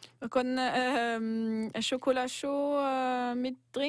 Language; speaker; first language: German; non-native, local second language; French